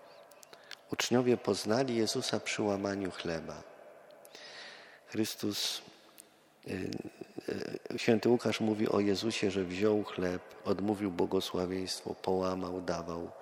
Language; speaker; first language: Polish; native; Polish